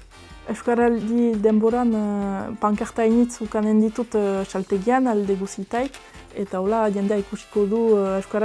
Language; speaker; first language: Basque; non-native, local second language; French